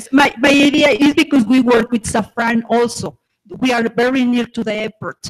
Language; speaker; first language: English; non-native, fluent; Spanish